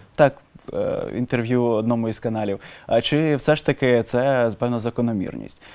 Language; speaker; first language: Ukrainian; native; Ukrainian